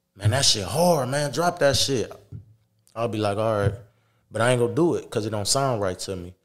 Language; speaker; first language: English; native; English